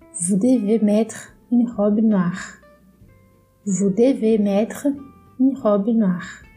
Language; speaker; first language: French; non-native, fluent; Portuguese